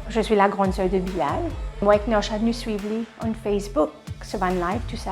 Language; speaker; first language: French; non-native, local second language; Morisyen